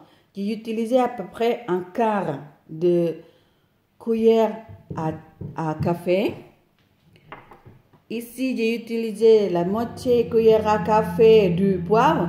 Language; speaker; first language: French; non-native, fluent; Indonesian